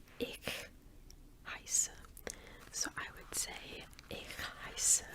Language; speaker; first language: German; non-native, learner; English